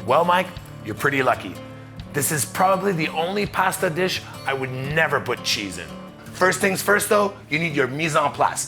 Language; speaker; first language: English; native; English